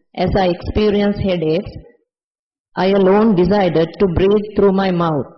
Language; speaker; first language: English; non-native, local second language; Sinhala